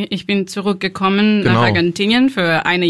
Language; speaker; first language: German; non-native, learner; Spanish